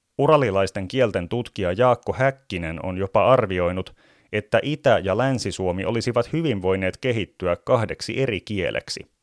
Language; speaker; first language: Finnish; native; Finnish